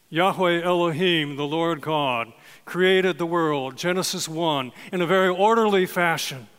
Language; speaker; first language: English; native; English